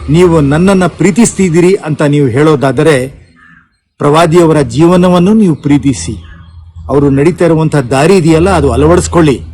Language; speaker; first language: Kannada; non-native, local second language; Urdu